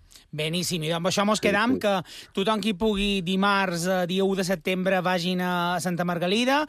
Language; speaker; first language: Catalan; native; Catalan